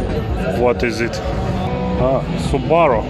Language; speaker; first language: English; non-native, learner; Russian